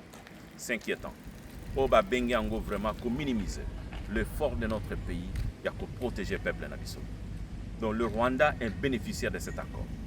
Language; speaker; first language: French; non-native, local second language; Lingala